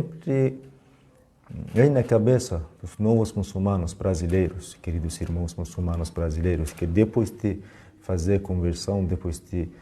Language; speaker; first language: Portuguese; non-native, fluent; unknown